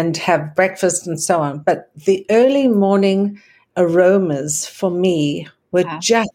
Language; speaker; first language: English; native; English